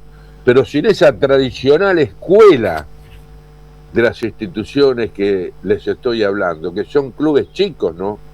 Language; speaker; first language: Spanish; native; Spanish